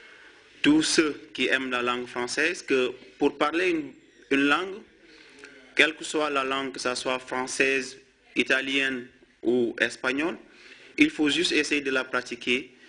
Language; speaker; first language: French; non-native, fluent; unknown